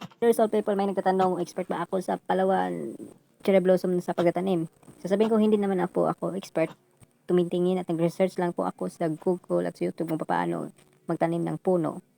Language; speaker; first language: Filipino; non-native, local second language; Cebuano